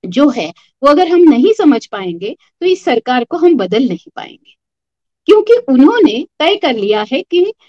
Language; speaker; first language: Hindi; non-native, local second language; Marathi